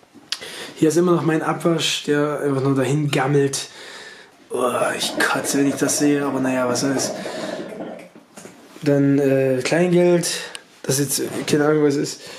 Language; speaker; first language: German; native; German